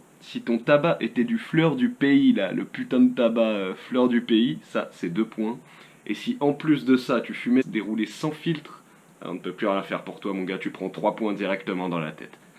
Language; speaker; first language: French; native; French